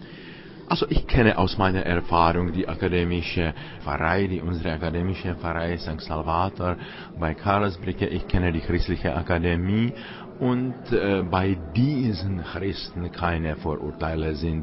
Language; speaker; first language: German; non-native, fluent; Czech